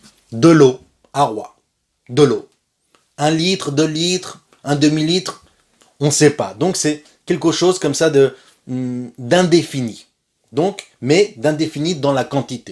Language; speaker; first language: French; non-native, fluent; Spanish